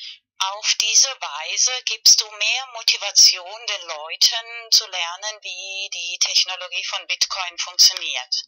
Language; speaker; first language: German; non-native, fluent; Spanish